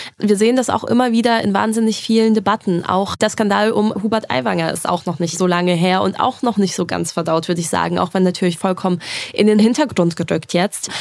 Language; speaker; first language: German; early bilingual, other home language; Russian